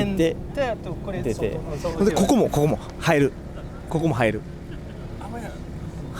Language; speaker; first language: Japanese; native; Japanese